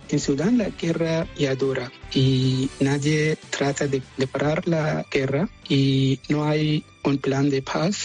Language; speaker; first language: Spanish; non-native, learner; Arabic